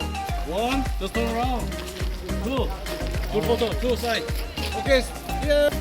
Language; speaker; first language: English; non-native, learner; Korean